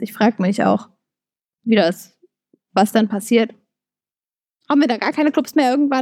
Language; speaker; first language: German; native; German